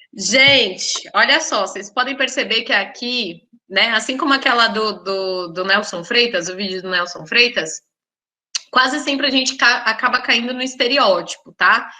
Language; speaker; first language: Portuguese; native; Portuguese